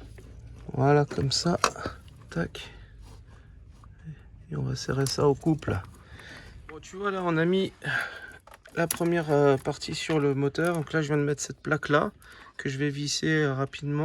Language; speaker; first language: French; native; French